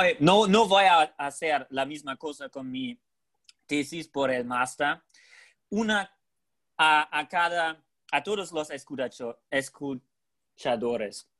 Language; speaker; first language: Spanish; non-native, learner; German